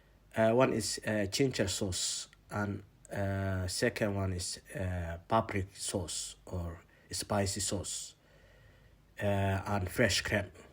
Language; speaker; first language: English; non-native, fluent; Somali